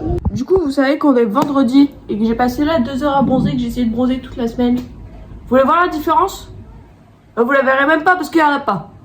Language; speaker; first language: French; native; French